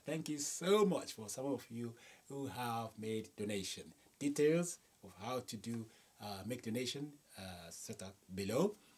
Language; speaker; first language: English; non-native, local second language; Yoruba